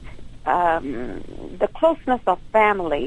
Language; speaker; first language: English; non-native, local second language; Hindi